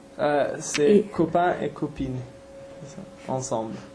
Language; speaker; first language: French; non-native, fluent; English